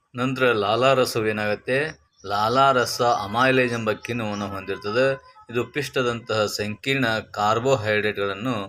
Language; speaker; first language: Kannada; native; Kannada